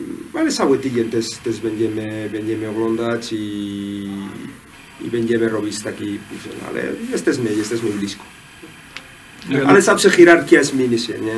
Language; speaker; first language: Polish; non-native, learner; Spanish